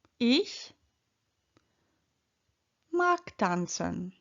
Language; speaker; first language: German; non-native, fluent; Polish